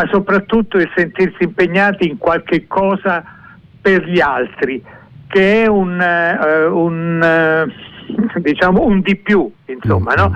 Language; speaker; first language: Italian; native; Italian